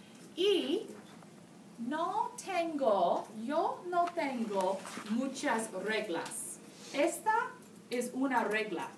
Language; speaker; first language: Spanish; non-native, learner; English